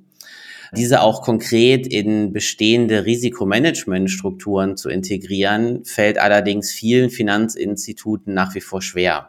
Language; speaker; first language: German; native; German